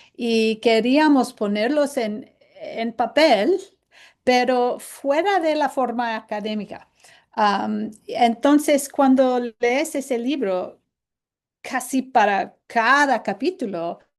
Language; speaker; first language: Spanish; non-native, fluent; English